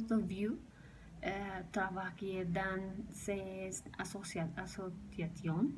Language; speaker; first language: French; non-native, learner; Spanish